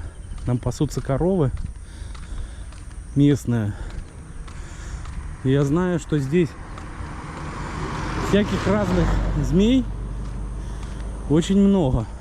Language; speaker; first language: Russian; native; Russian